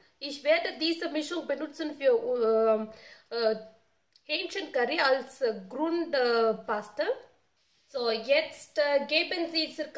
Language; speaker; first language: German; non-native, learner; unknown